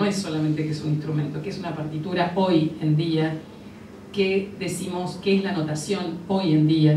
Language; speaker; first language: Spanish; native; Spanish